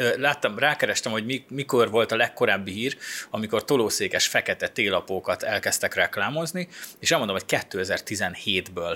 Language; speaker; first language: Hungarian; native; Hungarian